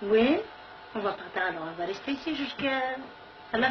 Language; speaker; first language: French; non-native, learner; Kabyle